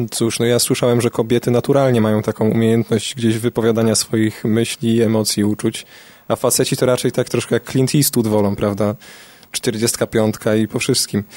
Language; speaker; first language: Polish; native; Polish